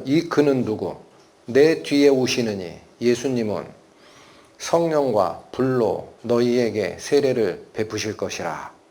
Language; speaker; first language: Korean; native; Korean